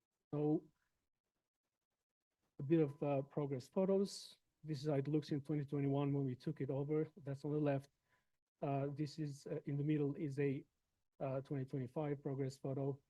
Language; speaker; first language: English; non-native, fluent; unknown